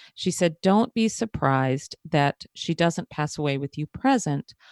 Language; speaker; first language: English; native; English